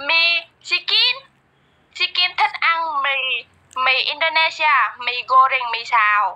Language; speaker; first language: Vietnamese; non-native, learner; Malay